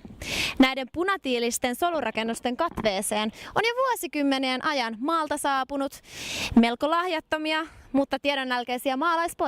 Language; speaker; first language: Finnish; native; Finnish